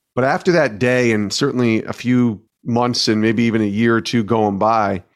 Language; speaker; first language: English; native; English